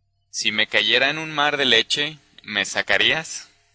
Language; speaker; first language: Spanish; native; Spanish